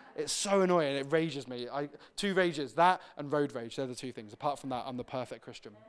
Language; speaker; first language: English; native; English